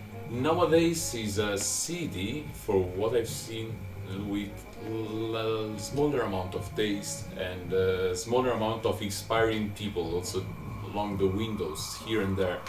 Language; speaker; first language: English; non-native, fluent; Italian